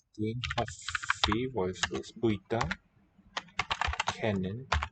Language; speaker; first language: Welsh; non-native, learner; English